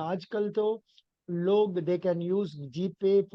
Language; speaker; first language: Hindi; non-native, local second language; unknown